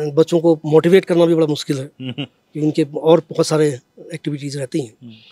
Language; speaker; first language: Hindi; native; Hindi